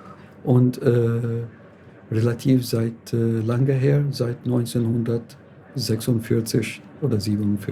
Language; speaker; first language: German; non-native, fluent; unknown